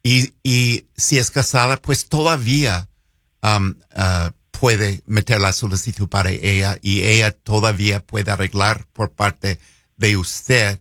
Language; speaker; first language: Spanish; non-native, fluent; English